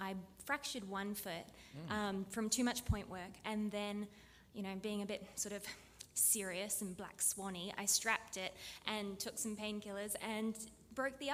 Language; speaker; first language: English; native; English